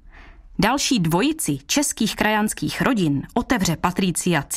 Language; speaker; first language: Czech; native; Czech